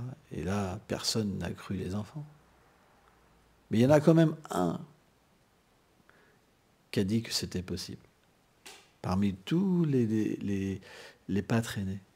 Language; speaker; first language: French; native; French